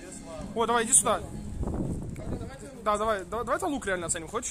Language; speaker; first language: Russian; native; Russian